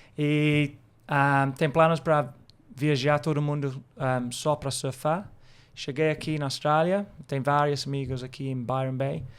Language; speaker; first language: Portuguese; non-native, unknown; English